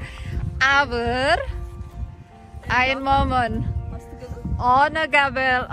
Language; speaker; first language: German; non-native, learner; Indonesian